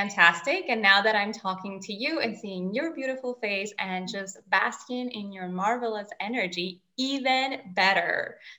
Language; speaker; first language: English; non-native, fluent; Spanish